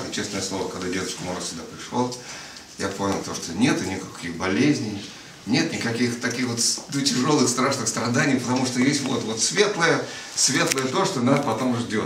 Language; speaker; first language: Russian; native; Russian